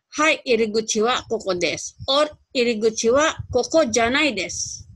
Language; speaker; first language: Japanese; non-native, fluent; Filipino